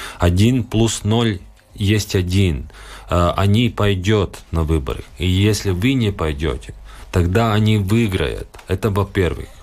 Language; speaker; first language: Russian; non-native, local second language; Latvian